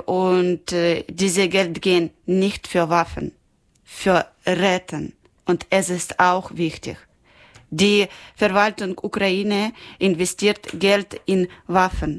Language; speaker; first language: German; non-native, learner; Ukrainian